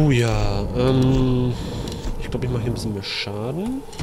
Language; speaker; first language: German; native; German